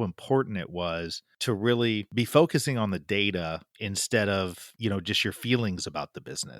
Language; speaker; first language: English; native; English